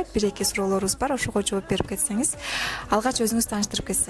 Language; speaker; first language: Kyrgyz; native; Kyrgyz